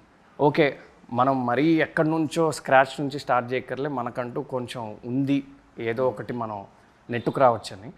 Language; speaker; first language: Telugu; native; Telugu